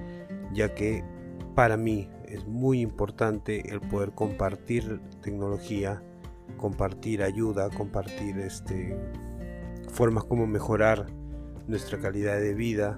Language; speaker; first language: Spanish; native; Spanish